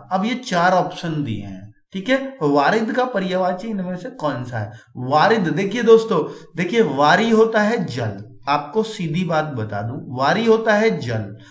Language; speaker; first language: Hindi; native; Hindi